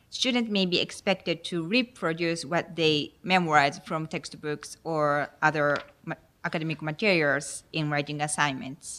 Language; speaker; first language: English; non-native, fluent; Japanese